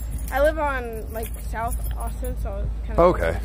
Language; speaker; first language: English; native; English